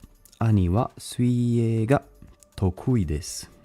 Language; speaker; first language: Japanese; non-native, learner; English